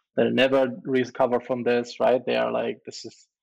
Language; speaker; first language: English; non-native, fluent; German